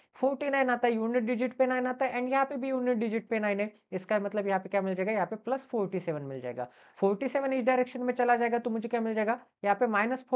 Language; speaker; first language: Hindi; non-native, local second language; Marathi